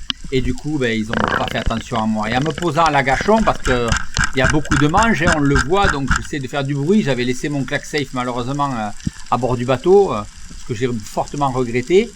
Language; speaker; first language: French; native; French